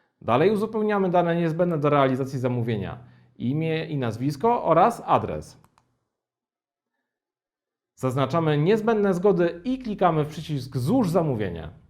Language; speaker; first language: Polish; native; Polish